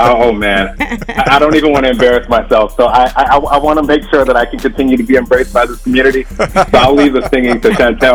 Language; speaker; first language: English; native; English